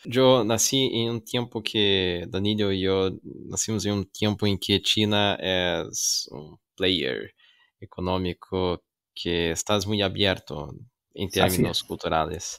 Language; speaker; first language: Spanish; non-native, fluent; Portuguese